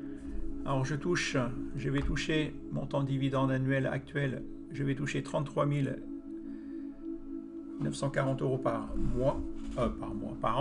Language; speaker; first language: French; native; French